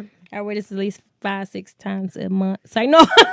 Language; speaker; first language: English; native; English